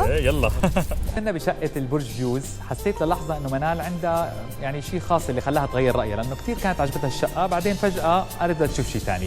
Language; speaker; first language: Arabic; native; Arabic